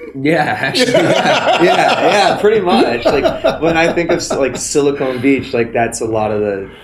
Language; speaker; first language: English; native; English